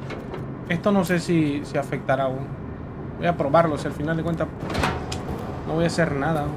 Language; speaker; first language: Spanish; native; Spanish